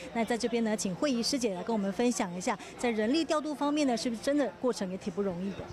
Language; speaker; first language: Chinese; native; Chinese